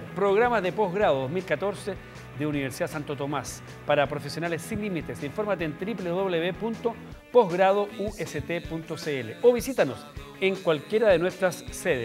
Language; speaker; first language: Spanish; native; Spanish